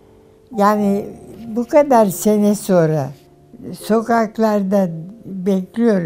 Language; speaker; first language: Turkish; non-native, fluent; German